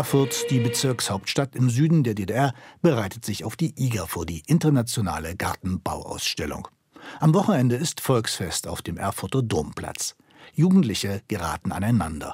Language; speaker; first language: German; native; German